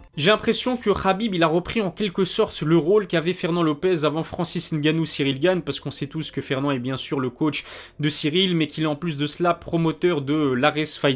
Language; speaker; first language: French; native; French